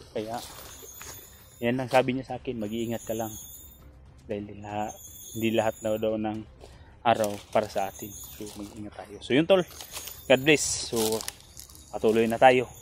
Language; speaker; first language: Filipino; non-native, local second language; Cebuano